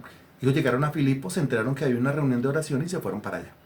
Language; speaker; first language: Spanish; native; Spanish